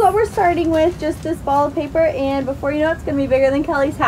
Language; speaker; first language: English; native; English